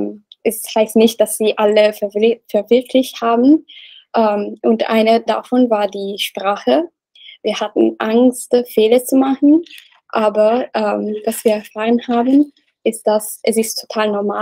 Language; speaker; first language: German; non-native, learner; Italian